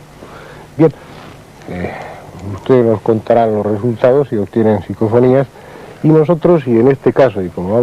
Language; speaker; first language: Spanish; native; Spanish